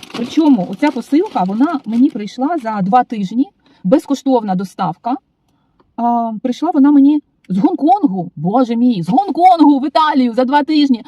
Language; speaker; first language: Ukrainian; non-native, local second language; Russian